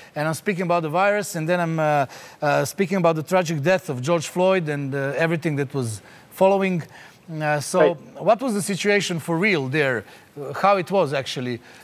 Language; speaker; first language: English; non-native, fluent; Serbian